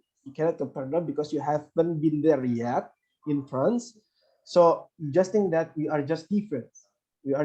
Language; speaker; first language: English; non-native, fluent; Indonesian